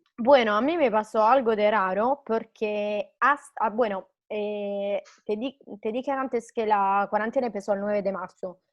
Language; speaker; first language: Spanish; non-native, fluent; Italian